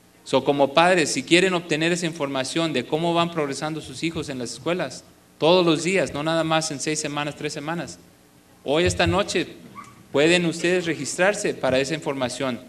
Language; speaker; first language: Spanish; early bilingual, other home language; English